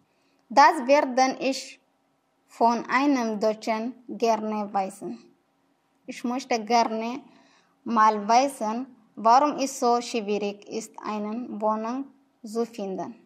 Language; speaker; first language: German; non-native, learner; Tigrinya